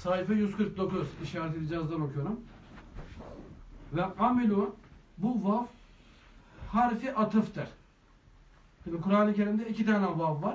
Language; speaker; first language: Turkish; native; Turkish